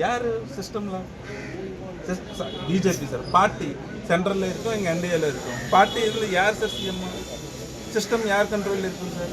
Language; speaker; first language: Tamil; non-native, local second language; Telugu